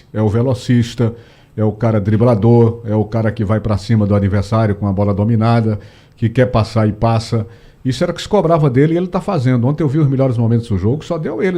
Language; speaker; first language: Portuguese; native; Portuguese